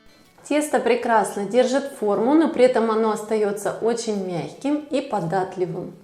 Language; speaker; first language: Russian; native; Russian